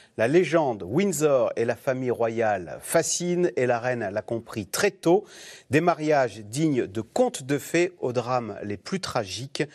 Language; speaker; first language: French; native; French